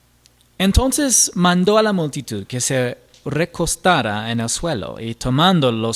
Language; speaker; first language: Spanish; non-native, fluent; English